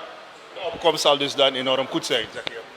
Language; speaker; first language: Dutch; native; Dutch